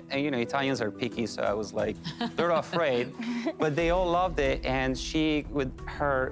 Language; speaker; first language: English; non-native, fluent; Italian